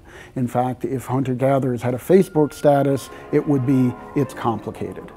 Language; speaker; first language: English; native; English